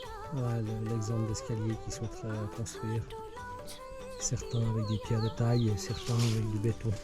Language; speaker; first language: French; native; French